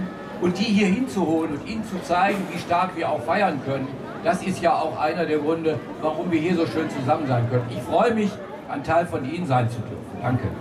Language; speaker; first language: German; native; German